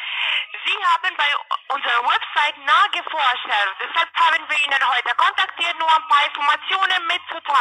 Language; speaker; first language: German; non-native, learner; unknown